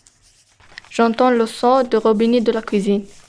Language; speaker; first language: French; non-native, learner; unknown